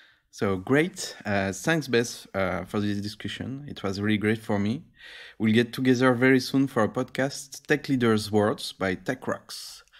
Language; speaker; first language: English; non-native, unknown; French